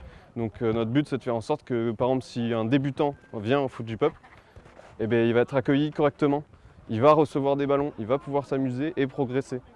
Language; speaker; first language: French; native; French